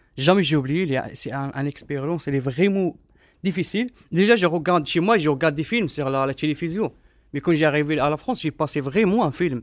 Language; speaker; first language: French; non-native, learner; Arabic